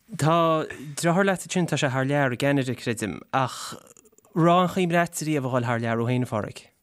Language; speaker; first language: Irish; native; Irish